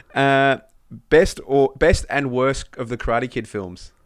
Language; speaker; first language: English; native; English